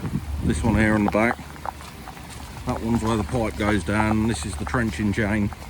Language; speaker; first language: English; native; English